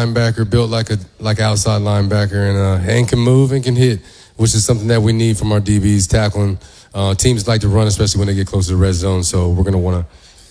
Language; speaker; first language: English; early bilingual, other home language; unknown